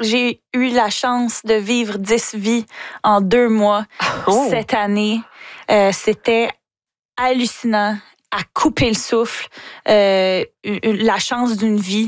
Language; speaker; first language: French; native; French